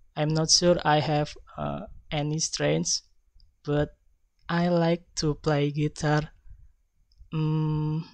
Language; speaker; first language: English; non-native, learner; Indonesian